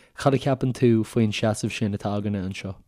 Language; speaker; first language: Irish; native; Irish